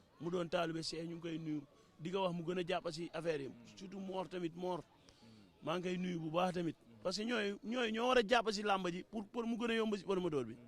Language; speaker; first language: Wolof; native; Wolof